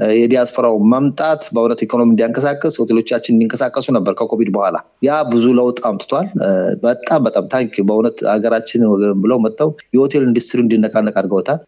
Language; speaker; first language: Amharic; native; Amharic